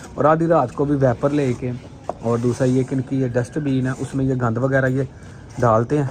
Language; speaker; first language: Urdu; non-native, local second language; Punjabi